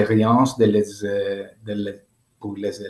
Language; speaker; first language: French; non-native, learner; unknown